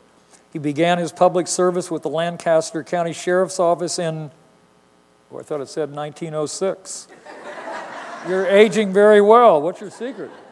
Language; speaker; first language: English; native; English